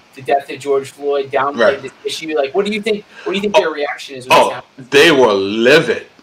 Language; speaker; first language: English; native; English